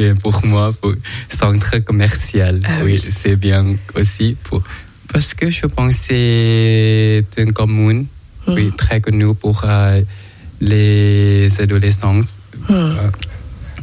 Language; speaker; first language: French; non-native, learner; Thai